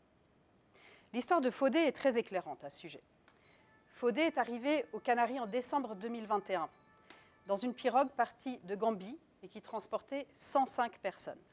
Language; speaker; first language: French; native; French